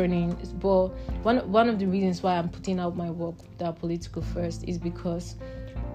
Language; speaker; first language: English; non-native, local second language; Igbo